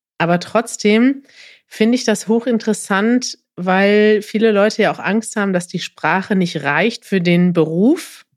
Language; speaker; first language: German; native; German